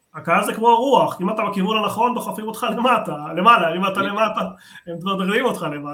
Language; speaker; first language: Hebrew; early bilingual, other home language; Spanish